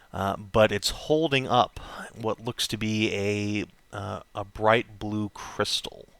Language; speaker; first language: English; native; English